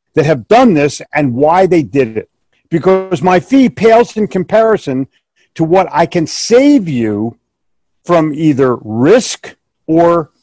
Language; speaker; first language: English; native; English